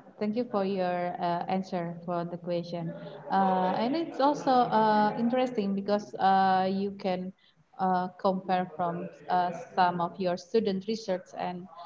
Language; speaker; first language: English; non-native, fluent; Indonesian